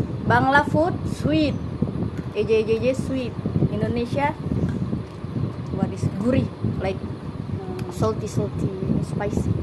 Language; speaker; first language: English; non-native, learner; Indonesian